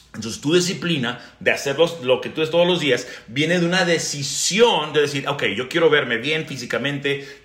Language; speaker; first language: Spanish; native; Spanish